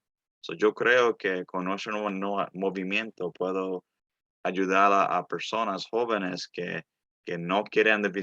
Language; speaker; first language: Spanish; early bilingual, heritage; Spanish